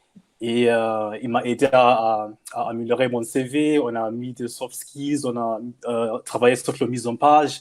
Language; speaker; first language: French; non-native, fluent; English